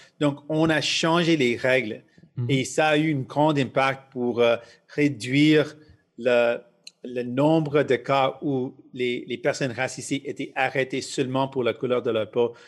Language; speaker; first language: French; non-native, local second language; English